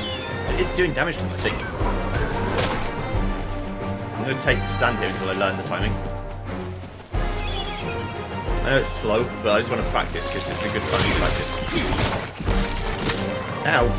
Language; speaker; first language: English; native; English